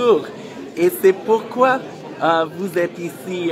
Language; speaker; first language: French; non-native, learner; German